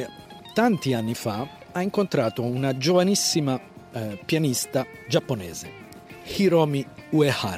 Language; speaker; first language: Italian; native; Italian